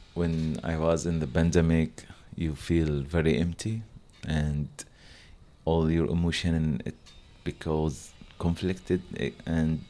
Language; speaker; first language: English; non-native, learner; Arabic